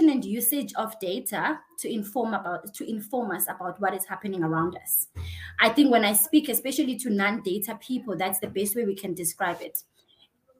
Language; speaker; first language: English; non-native, local second language; Xhosa